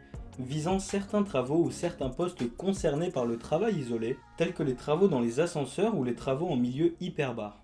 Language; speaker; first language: French; native; French